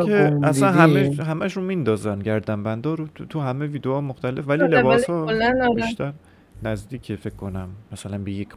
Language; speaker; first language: Persian; native; Persian